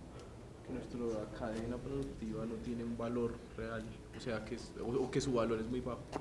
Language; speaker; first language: Spanish; native; Spanish